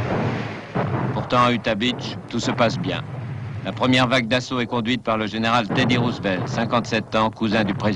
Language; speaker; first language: French; native; French